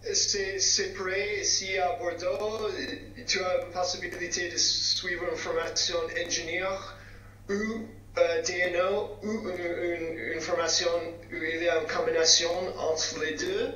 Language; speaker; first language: French; non-native, fluent; English